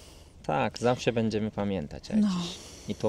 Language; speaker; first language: Polish; non-native, fluent; Turkish